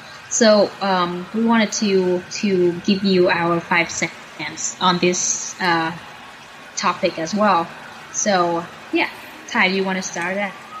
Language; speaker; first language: English; non-native, fluent; Vietnamese